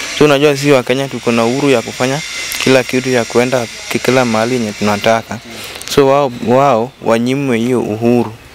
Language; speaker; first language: Swahili; non-native, local second language; Luo (Kenya and Tanzania)